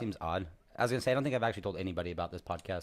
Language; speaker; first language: English; native; English